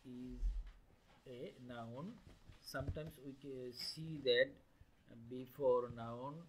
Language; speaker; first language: English; non-native, local second language; Bangla